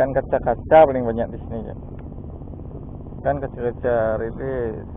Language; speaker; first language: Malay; non-native, local second language; Balinese